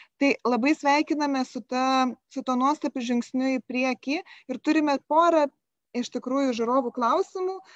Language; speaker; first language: Lithuanian; native; Lithuanian